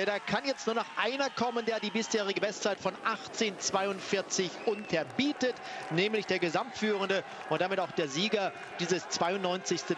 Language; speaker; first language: German; native; German